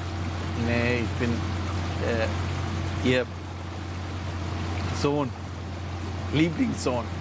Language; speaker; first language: German; non-native, fluent; Serbian